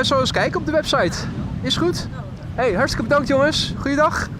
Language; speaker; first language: Dutch; native; Dutch